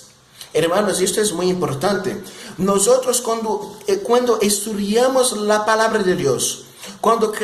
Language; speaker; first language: Spanish; non-native, fluent; Portuguese